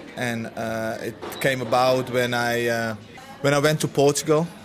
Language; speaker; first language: English; early bilingual, other home language; Dutch